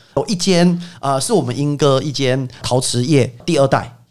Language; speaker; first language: Chinese; native; Chinese